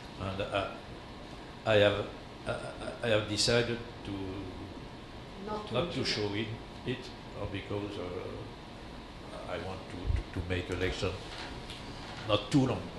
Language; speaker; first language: English; non-native, learner; French